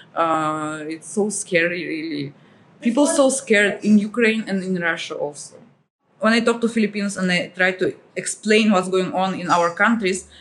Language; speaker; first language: English; non-native, fluent; Russian